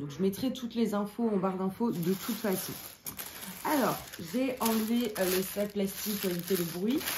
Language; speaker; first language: French; native; French